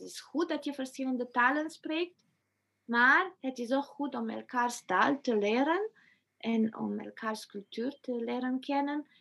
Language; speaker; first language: Dutch; non-native, fluent; Romanian